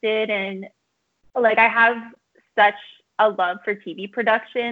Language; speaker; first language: English; native; English